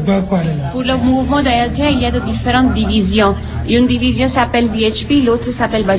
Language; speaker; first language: French; non-native, learner; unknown